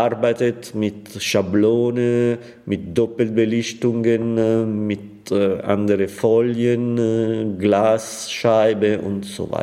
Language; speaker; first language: German; non-native, fluent; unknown